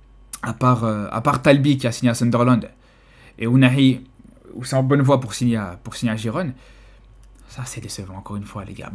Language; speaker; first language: French; native; French